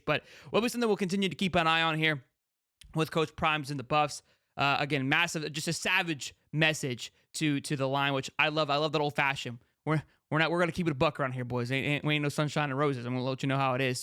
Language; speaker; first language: English; native; English